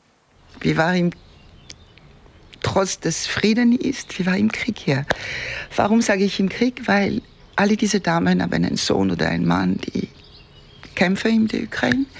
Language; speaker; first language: German; non-native, fluent; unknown